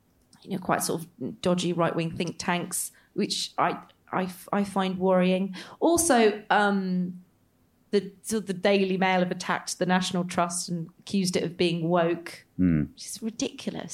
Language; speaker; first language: English; native; English